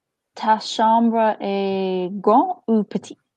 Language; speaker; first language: French; non-native, learner; English